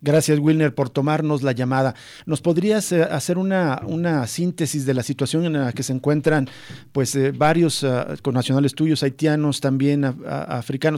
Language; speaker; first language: Spanish; native; Spanish